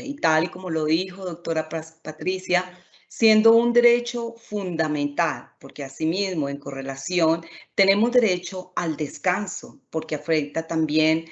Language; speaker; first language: Spanish; native; Spanish